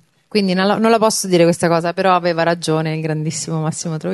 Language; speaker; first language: Italian; native; Italian